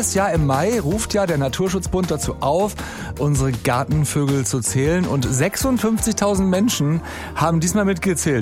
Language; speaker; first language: German; native; German